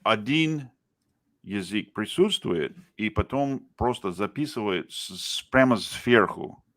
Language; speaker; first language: Russian; non-native, fluent; English